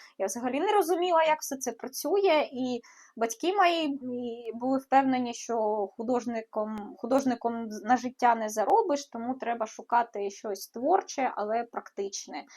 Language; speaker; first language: Ukrainian; non-native, local second language; Russian